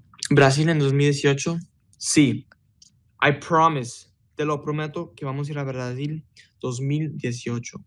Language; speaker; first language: Spanish; early bilingual, heritage; Spanish